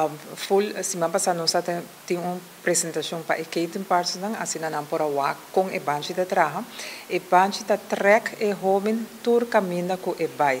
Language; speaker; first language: Portuguese; non-native, learner; Papiamento